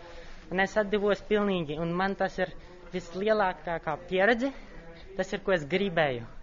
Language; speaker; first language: Latvian; non-native, local second language; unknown